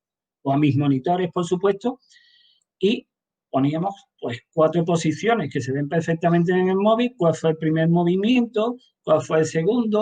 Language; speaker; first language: Spanish; native; Spanish